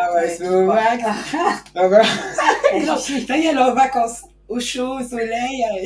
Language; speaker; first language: French; native; French